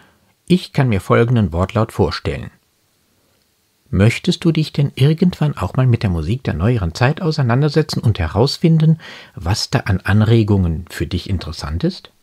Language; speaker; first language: German; native; German